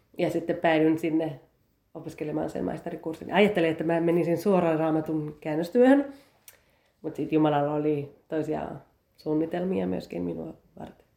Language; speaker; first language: Finnish; early bilingual, heritage; Finnish